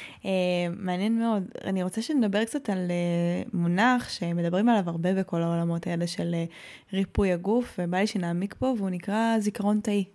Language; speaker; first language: Hebrew; native; Hebrew